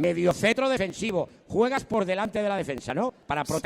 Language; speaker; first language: Spanish; native; Spanish